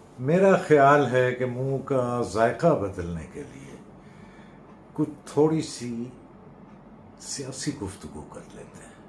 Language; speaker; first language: Urdu; non-native, local second language; Punjabi